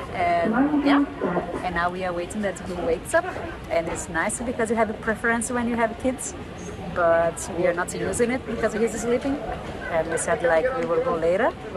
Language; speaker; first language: English; non-native, fluent; Portuguese